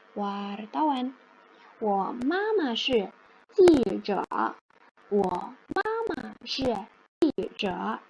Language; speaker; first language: Chinese; non-native, fluent; Indonesian